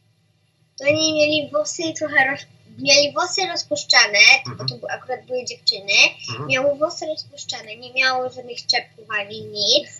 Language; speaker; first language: Polish; early bilingual, heritage; Polish